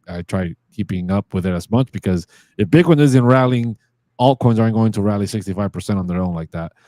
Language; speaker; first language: English; native; English